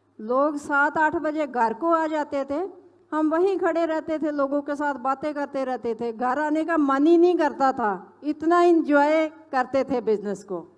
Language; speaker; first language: Hindi; non-native, local second language; Punjabi